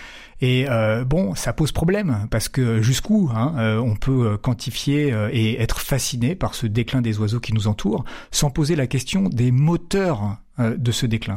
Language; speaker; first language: French; native; French